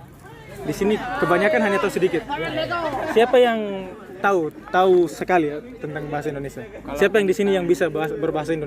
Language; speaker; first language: Indonesian; non-native, local second language; Tetum